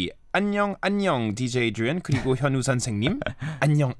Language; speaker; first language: Korean; non-native, fluent; English